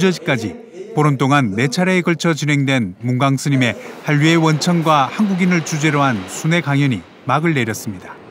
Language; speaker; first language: Korean; native; Korean